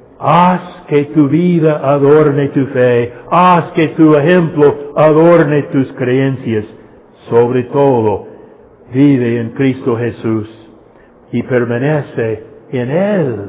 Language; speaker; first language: Spanish; non-native, fluent; English